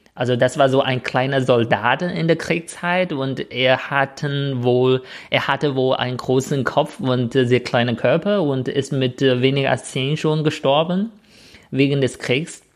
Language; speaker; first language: German; non-native, fluent; Chinese